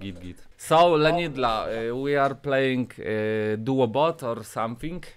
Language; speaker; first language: English; non-native, learner; Polish